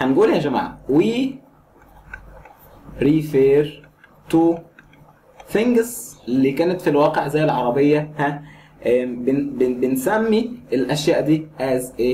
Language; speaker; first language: Arabic; native; Arabic